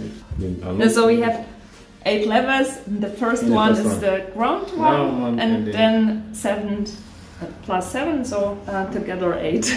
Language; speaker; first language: English; non-native, learner; German